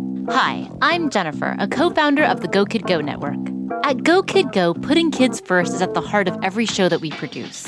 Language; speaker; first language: English; native; English